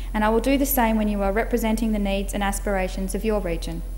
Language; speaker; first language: English; native; English